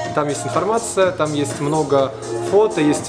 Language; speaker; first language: Russian; native; Russian